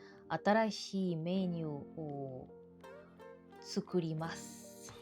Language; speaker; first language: Japanese; non-native, learner; French